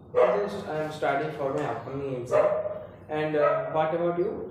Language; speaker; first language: English; non-native, learner; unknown